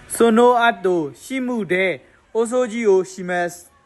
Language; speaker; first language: Japanese; non-native, learner; Burmese